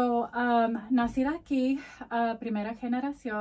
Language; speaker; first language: Spanish; early bilingual, heritage; Spanish